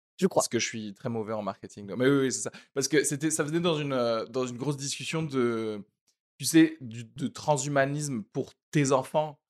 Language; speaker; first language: French; native; French